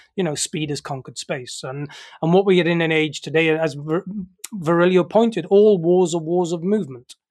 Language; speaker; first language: English; native; English